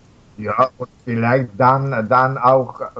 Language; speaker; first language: German; non-native, learner; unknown